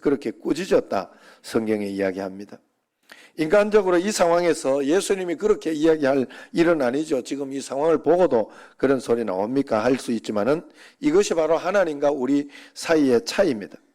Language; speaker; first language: Korean; native; Korean